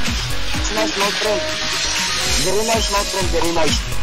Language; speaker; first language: English; non-native, local second language; Cebuano